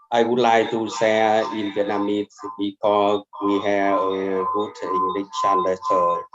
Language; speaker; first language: English; non-native, learner; Vietnamese